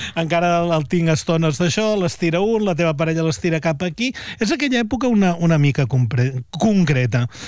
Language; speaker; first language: Catalan; native; Catalan